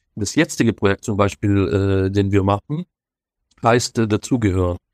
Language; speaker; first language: German; non-native, fluent; Hebrew